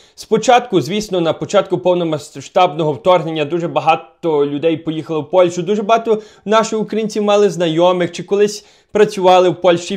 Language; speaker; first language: Ukrainian; non-native, fluent; English